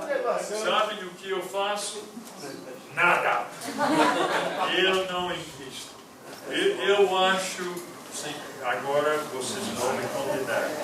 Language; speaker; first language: Portuguese; non-native, fluent; English